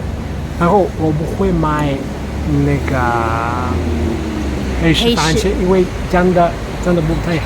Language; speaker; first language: Chinese; non-native, fluent; Italian